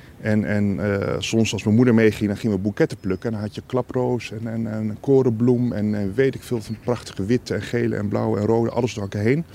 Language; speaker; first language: Dutch; native; Dutch